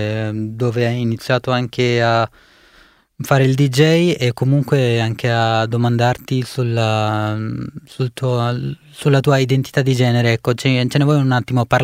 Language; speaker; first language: Italian; early bilingual, other home language; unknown